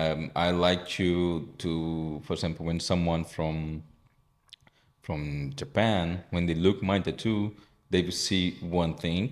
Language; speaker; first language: English; non-native, fluent; Portuguese